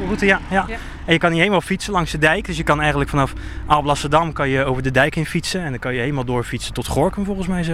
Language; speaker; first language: Dutch; native; Dutch